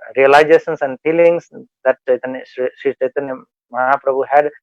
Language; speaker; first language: English; non-native, local second language; Nepali